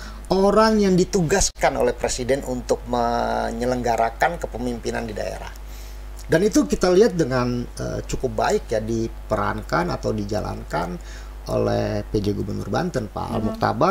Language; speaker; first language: Indonesian; native; Indonesian